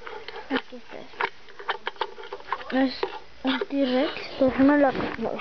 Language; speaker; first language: Spanish; native; Spanish